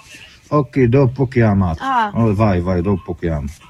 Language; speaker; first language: Italian; non-native, learner; Arabic